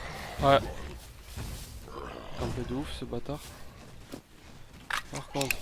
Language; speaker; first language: French; native; French